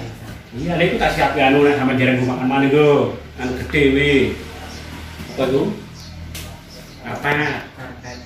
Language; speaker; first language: Indonesian; non-native, local second language; Javanese